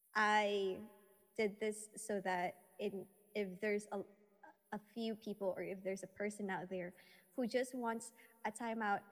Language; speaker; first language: English; non-native, local second language; Filipino